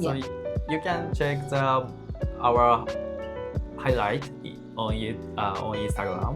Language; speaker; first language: English; non-native, learner; Japanese